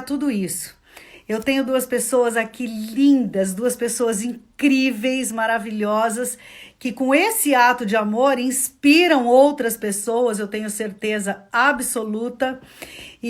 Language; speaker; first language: Portuguese; native; Portuguese